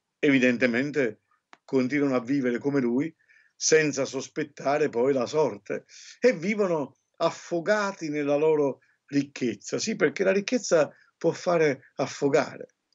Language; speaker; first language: Italian; native; Italian